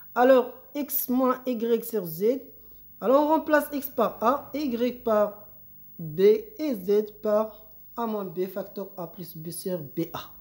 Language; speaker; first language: French; non-native, local second language; Arabic